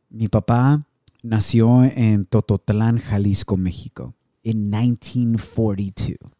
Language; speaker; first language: Spanish; early bilingual, heritage; Spanish